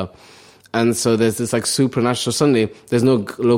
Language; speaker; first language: English; early bilingual, other home language; Somali